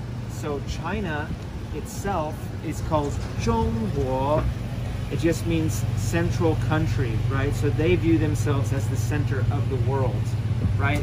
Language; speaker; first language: English; native; English